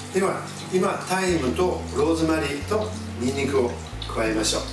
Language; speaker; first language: Japanese; non-native, fluent; French